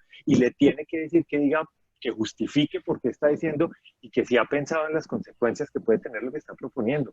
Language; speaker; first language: Spanish; native; Spanish